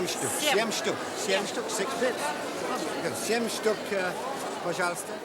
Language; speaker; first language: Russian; non-native, learner; English